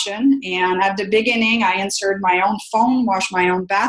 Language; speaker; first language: English; non-native, fluent; French